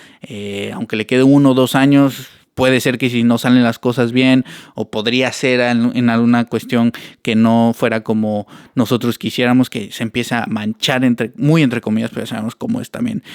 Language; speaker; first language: Spanish; native; Spanish